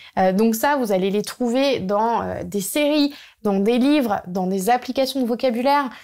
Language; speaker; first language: French; native; French